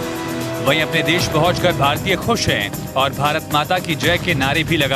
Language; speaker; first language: Hindi; native; Hindi